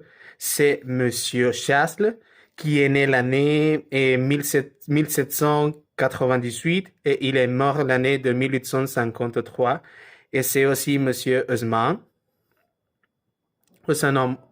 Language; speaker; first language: French; non-native, learner; Spanish